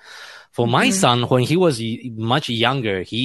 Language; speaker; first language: English; non-native, fluent; Chinese